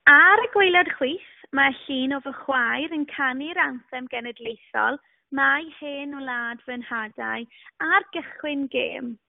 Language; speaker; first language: Welsh; native; Welsh